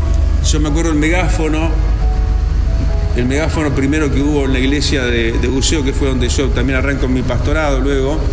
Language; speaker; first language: Spanish; native; Spanish